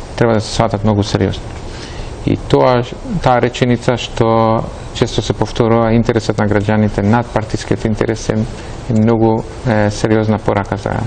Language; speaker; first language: Macedonian; non-native, local second language; Albanian